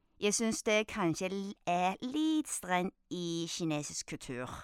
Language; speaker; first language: Norwegian; non-native, fluent; Chinese